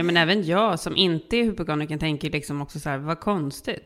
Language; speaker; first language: Swedish; native; Swedish